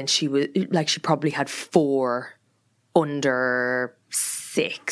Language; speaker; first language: English; native; English